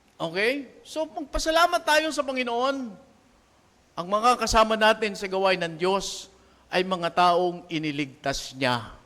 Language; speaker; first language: Filipino; native; Filipino